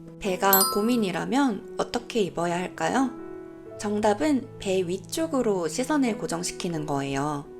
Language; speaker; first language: Korean; native; Korean